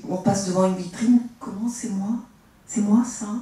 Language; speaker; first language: French; early bilingual, other home language; Spanish